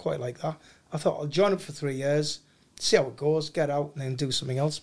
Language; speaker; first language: English; native; English